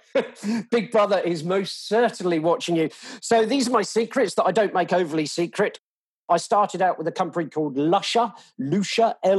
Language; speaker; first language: English; native; English